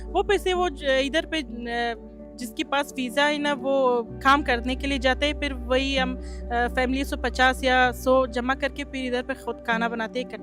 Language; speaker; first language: Urdu; non-native, fluent; Persian